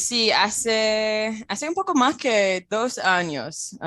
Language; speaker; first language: Spanish; non-native, fluent; English